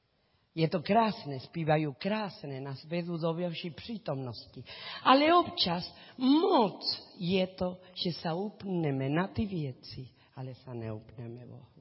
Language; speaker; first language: Czech; non-native, learner; Spanish